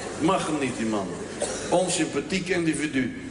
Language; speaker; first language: Dutch; native; Dutch